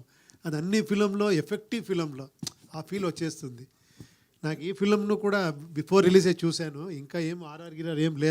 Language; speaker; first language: Telugu; non-native, fluent; Kannada